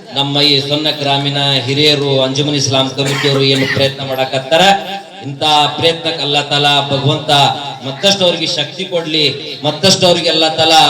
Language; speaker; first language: Kannada; native; Kannada